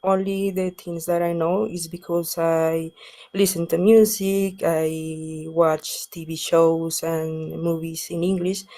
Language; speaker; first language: English; non-native, fluent; Spanish